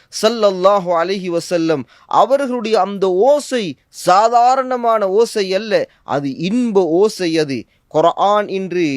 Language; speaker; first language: Tamil; native; Tamil